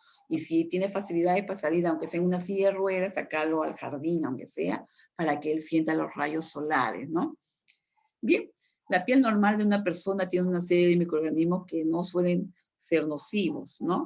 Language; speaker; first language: Spanish; native; Spanish